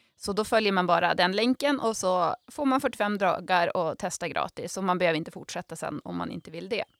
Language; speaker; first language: Swedish; native; Swedish